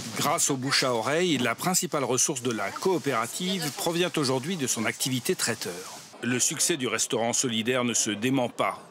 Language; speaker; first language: French; native; French